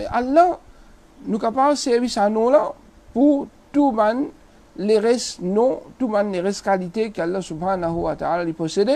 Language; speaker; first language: French; non-native, local second language; Morisyen